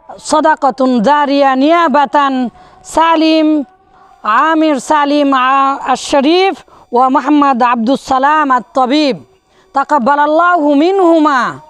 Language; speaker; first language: Arabic; non-native, fluent; Bangla